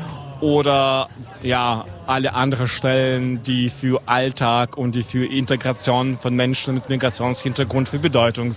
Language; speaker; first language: German; non-native, fluent; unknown